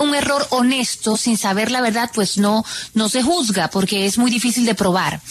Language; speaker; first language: Spanish; native; Spanish